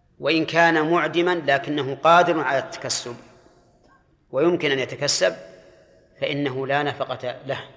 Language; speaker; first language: Arabic; native; Arabic